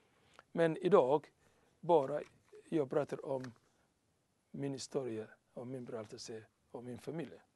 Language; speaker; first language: Swedish; non-native, learner; Somali